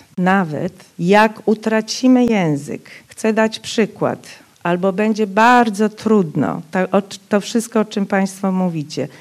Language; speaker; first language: Polish; non-native, local second language; Rusyn